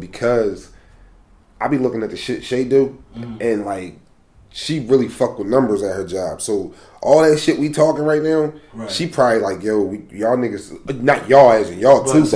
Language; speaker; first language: English; native; English